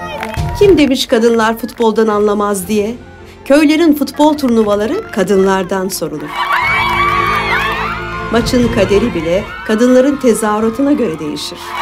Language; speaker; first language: Turkish; native; Turkish